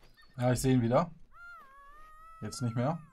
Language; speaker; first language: German; native; German